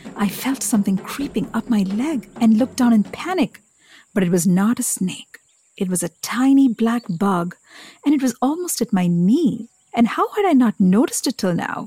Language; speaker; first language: English; non-native, local second language; Malayalam